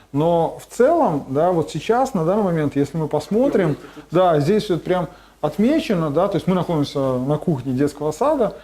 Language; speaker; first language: Russian; native; Russian